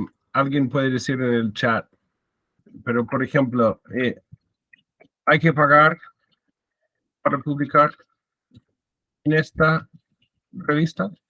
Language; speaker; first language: Spanish; non-native, fluent; English